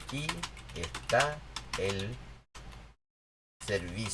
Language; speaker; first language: Spanish; non-native, learner; English